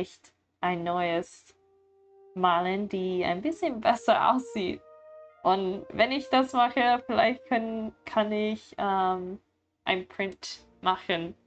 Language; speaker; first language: German; non-native, learner; English